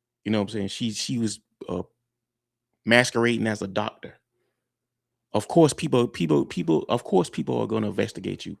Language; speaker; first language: English; native; English